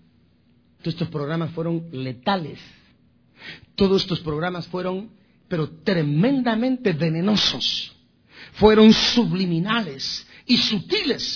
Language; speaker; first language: Spanish; native; Spanish